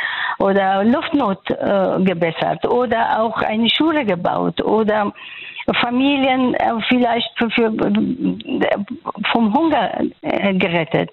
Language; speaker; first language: German; non-native, fluent; Persian